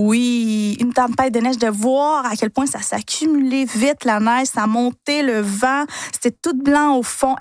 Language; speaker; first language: French; early bilingual, other home language; Spanish